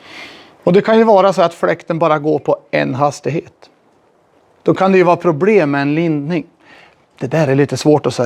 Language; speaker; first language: Swedish; native; Swedish